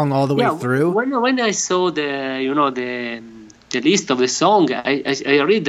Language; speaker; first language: English; non-native, learner; Italian